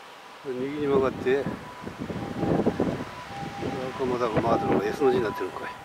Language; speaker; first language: Japanese; native; Japanese